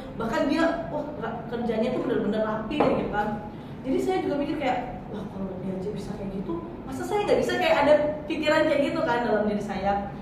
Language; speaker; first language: Indonesian; native; Indonesian